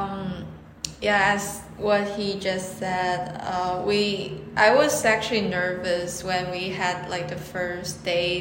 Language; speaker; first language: English; non-native, fluent; Chinese